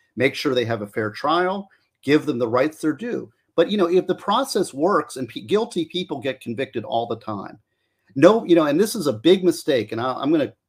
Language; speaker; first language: English; native; English